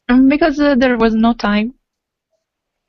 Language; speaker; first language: English; non-native, fluent; Italian